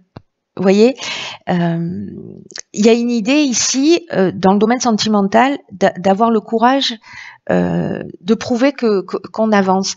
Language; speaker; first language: French; native; French